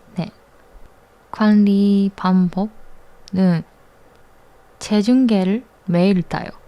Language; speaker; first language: Korean; non-native, learner; Japanese